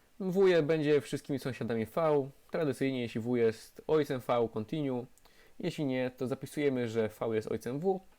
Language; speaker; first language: Polish; native; Polish